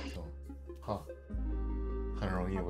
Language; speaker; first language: Chinese; non-native, learner; English